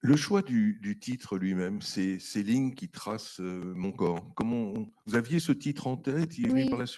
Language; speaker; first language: French; native; French